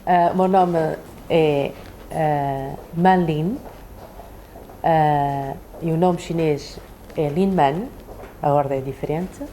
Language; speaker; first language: Portuguese; early bilingual, other home language; Chinese